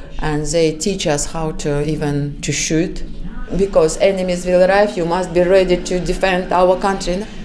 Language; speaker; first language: English; non-native, fluent; Russian